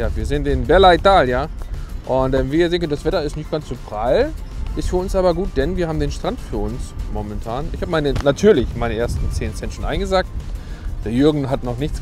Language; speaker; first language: German; native; German